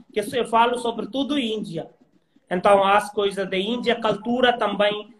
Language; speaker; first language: Portuguese; non-native, learner; Hindi